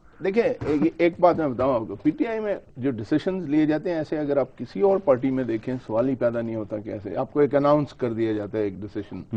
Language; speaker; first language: Urdu; non-native, local second language; Pashto